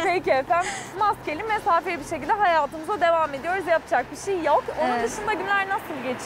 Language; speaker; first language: Turkish; native; Turkish